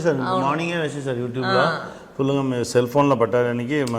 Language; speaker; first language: Telugu; non-native, local second language; Tamil